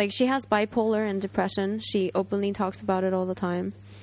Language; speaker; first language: English; non-native, fluent; Japanese